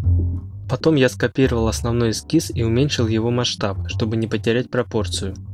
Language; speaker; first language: Russian; native; Russian